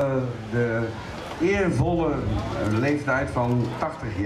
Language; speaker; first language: Dutch; native; Dutch